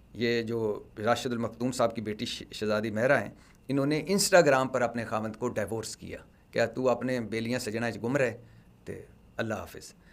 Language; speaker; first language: Urdu; non-native, local second language; Punjabi